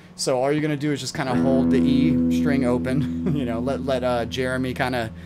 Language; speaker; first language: English; native; English